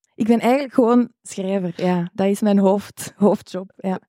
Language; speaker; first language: Dutch; native; Dutch